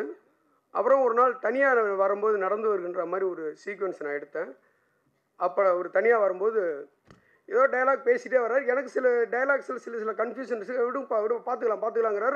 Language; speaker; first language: Tamil; native; Tamil